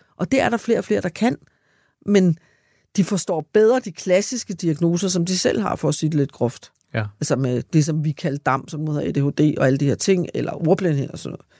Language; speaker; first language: Danish; native; Danish